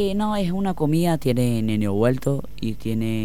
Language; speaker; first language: Spanish; non-native, learner; Arabic